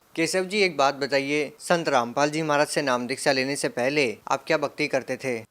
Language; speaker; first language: Hindi; native; Hindi